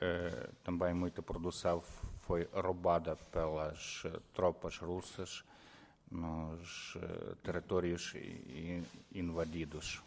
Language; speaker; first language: Portuguese; non-native, fluent; Ukrainian